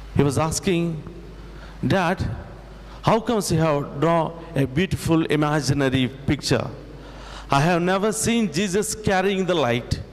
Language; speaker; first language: English; non-native, local second language; Telugu